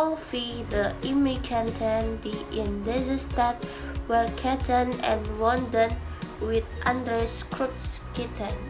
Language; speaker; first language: Dutch; non-native, learner; Indonesian